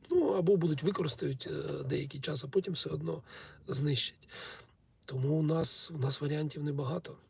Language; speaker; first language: Ukrainian; non-native, local second language; Russian